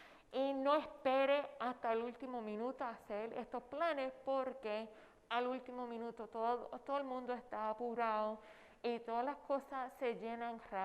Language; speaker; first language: Spanish; non-native, fluent; English